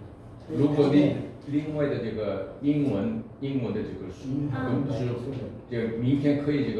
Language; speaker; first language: Chinese; non-native, fluent; Korean